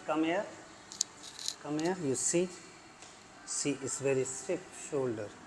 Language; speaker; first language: English; non-native, learner; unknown